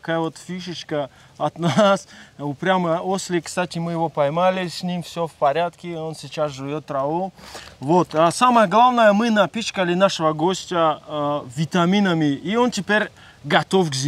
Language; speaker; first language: Russian; non-native, local second language; Tajik